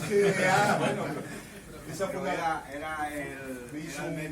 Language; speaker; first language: Spanish; native; Spanish